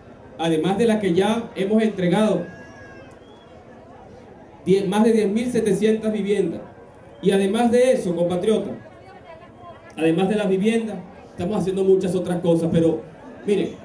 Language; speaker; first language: Spanish; native; Spanish